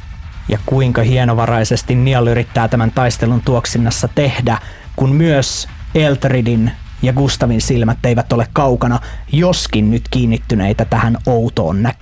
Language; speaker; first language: Finnish; native; Finnish